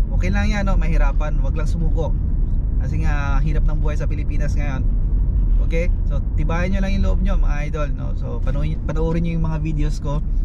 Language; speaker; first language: Filipino; native; Filipino